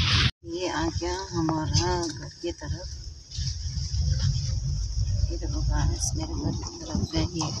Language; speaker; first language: Hindi; non-native, local second language; Tibetan